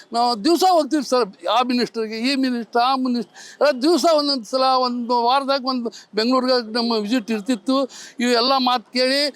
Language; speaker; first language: Kannada; non-native, local second language; Urdu